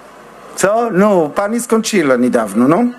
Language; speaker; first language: Polish; non-native, learner; Hebrew